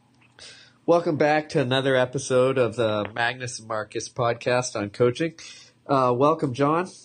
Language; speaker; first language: English; native; English